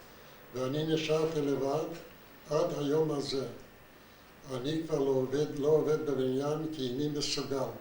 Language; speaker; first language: Hebrew; non-native, fluent; Yiddish